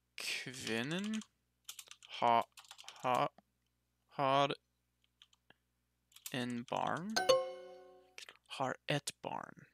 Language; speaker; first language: Norwegian; non-native, learner; English